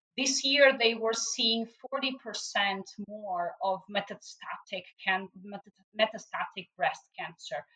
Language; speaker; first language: English; non-native, fluent; Portuguese